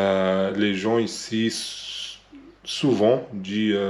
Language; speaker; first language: French; non-native, learner; Portuguese